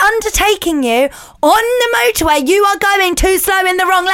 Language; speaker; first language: English; native; English